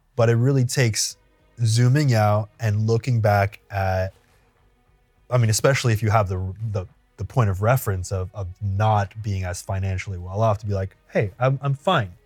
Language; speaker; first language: English; native; English